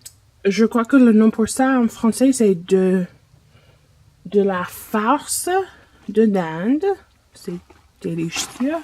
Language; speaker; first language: French; non-native, fluent; English